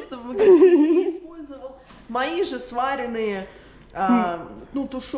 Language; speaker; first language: Russian; native; Russian